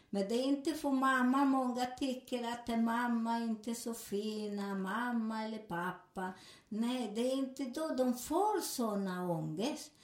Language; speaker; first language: Swedish; non-native, learner; Spanish